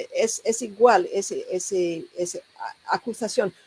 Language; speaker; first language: Spanish; non-native, learner; English